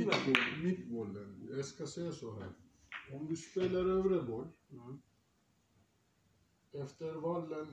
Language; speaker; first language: Swedish; non-native, fluent; Turkish